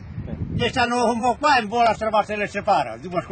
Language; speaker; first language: Italian; native; Italian